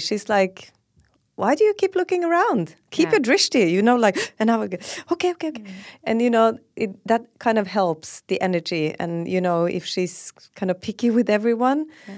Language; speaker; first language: English; non-native, fluent; Norwegian